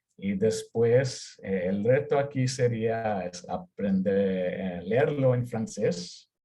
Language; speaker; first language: Spanish; early bilingual, heritage; Spanish